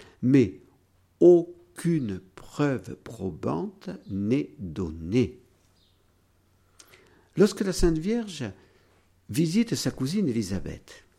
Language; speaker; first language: French; native; French